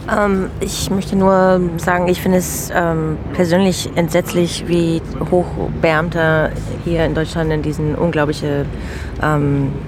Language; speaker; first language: German; non-native, fluent; English